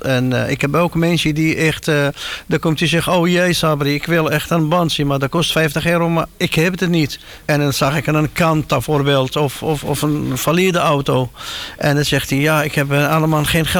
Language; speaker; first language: Dutch; non-native, learner; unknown